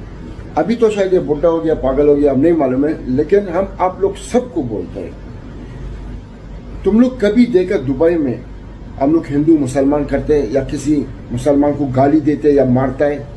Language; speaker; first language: Hindi; non-native, fluent; Arabic